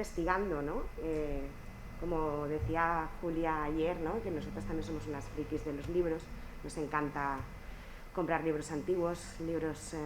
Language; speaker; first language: Spanish; native; Spanish